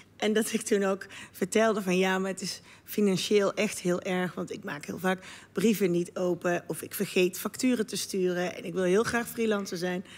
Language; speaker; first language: Dutch; native; Dutch